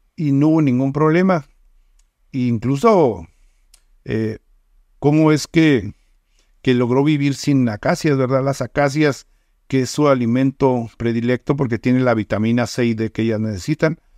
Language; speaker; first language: Spanish; native; Spanish